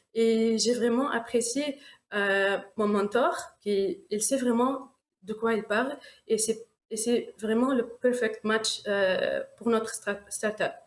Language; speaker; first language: French; non-native, local second language; Arabic